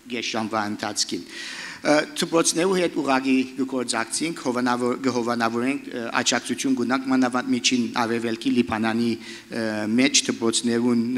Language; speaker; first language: Armenian; early bilingual, heritage; Armenian